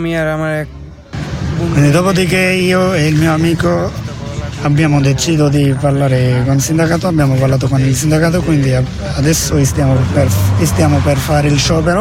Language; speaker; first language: Italian; non-native, learner; Bangla